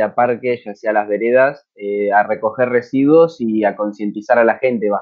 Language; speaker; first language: Spanish; native; Spanish